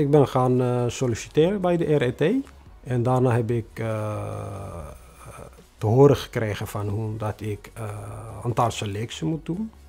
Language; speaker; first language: Dutch; non-native, fluent; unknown